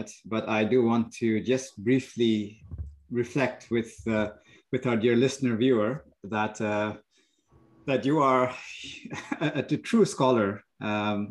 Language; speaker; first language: English; non-native, local second language; Bangla